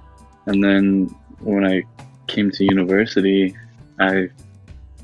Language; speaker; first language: English; native; English